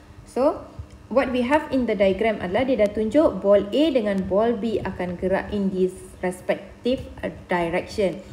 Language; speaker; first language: English; non-native, local second language; Malay